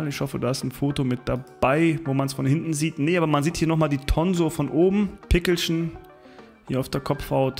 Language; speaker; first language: German; native; German